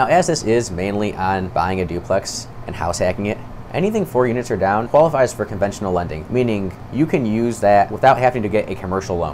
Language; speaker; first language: English; native; English